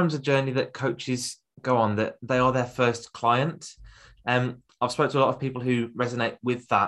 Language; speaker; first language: English; native; English